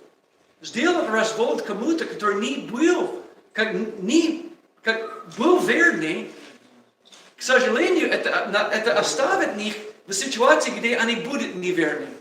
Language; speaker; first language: Russian; non-native, learner; English